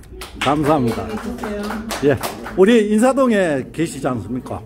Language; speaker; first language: Korean; native; Korean